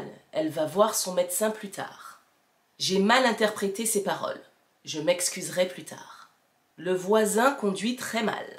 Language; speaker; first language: French; native; French